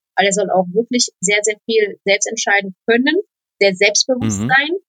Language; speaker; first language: German; non-native, fluent; Polish